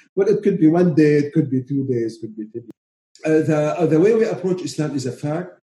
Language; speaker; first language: English; non-native, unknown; Arabic